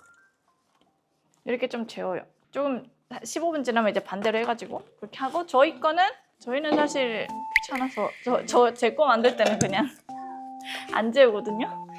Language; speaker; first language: Korean; non-native, fluent; Japanese